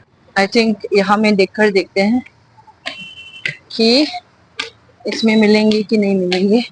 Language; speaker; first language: Hindi; non-native, local second language; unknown